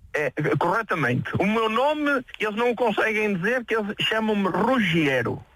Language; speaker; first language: Portuguese; native; Portuguese